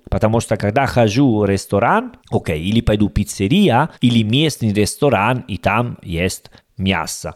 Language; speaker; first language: Russian; non-native, learner; Italian